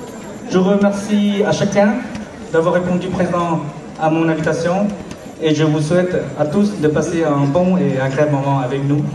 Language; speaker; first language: French; early bilingual, other home language; Hmong